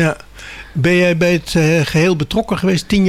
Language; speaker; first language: Dutch; native; Dutch